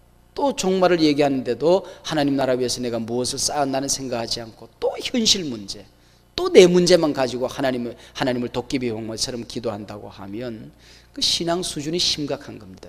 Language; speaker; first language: Korean; native; Korean